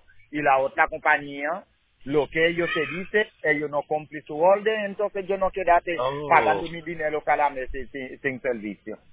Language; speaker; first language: Spanish; non-native, learner; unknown